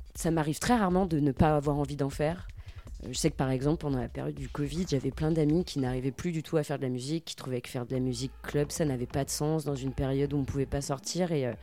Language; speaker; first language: French; native; French